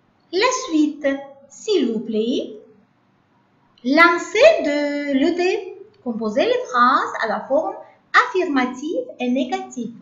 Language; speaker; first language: French; non-native, learner; Uzbek